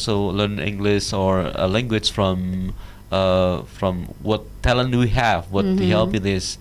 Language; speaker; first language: English; non-native, learner; Indonesian